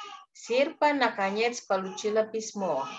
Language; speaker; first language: Russian; non-native, fluent; Indonesian